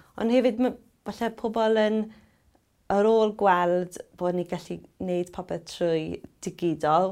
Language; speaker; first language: Welsh; native; Welsh